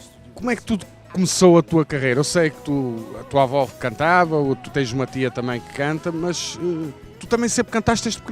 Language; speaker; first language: Portuguese; native; Portuguese